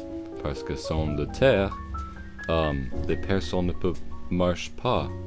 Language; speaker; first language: French; non-native, learner; English